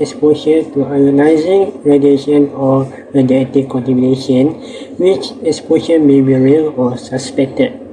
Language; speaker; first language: English; non-native, learner; Malay